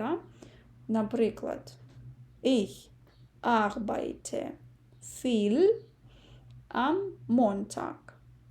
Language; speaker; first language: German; non-native, fluent; Ukrainian